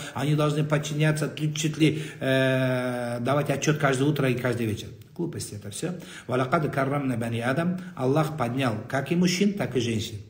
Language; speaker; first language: Russian; non-native, local second language; Kazakh